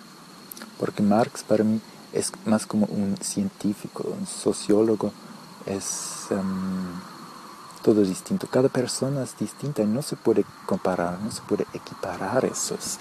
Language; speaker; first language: Spanish; early bilingual, heritage; Spanish